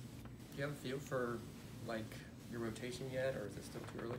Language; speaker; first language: English; native; English